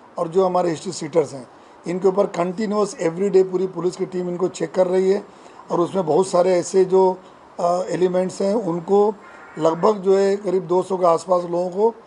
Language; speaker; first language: Hindi; non-native, local second language; Gujarati